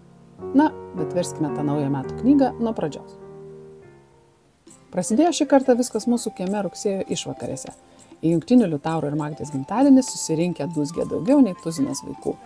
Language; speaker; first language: Lithuanian; native; Lithuanian